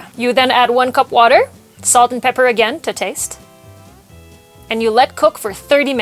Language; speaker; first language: English; non-native, local second language; French